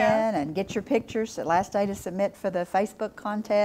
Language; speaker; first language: English; native; English